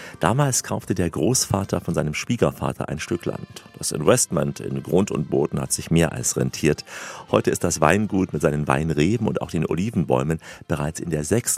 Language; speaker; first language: German; native; German